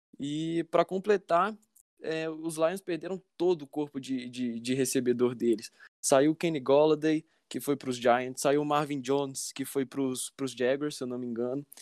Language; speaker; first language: Portuguese; native; Portuguese